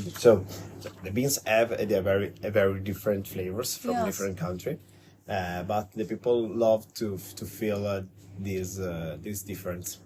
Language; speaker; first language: English; non-native, learner; Italian